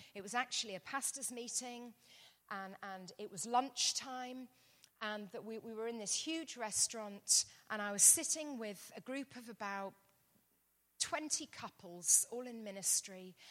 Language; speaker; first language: English; native; English